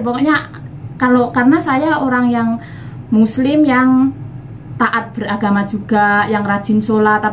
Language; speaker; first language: Indonesian; non-native, local second language; Javanese